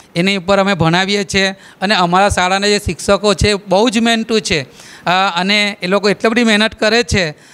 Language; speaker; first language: Gujarati; native; Gujarati